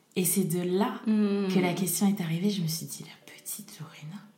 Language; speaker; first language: French; native; French